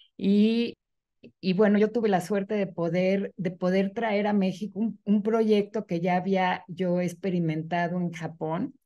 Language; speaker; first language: Spanish; native; Spanish